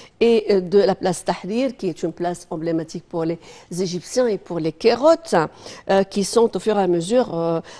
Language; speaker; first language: French; non-native, fluent; Arabic